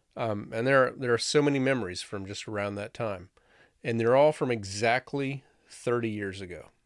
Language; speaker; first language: English; native; English